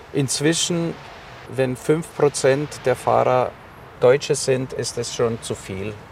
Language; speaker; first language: German; non-native, fluent; Greek